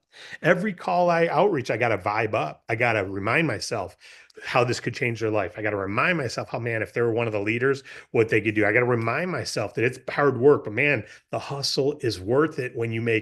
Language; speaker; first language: English; native; English